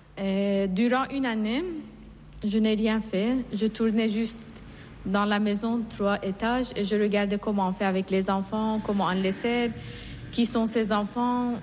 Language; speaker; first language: French; non-native, fluent; Persian